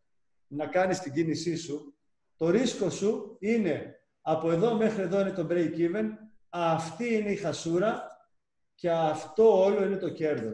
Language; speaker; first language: Greek; native; Greek